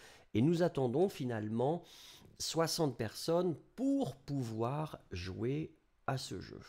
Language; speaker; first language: French; native; French